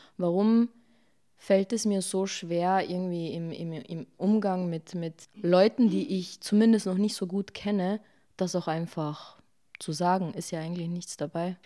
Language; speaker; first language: German; early bilingual, other home language; Bosnian